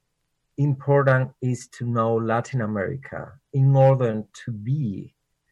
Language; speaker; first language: English; non-native, fluent; Spanish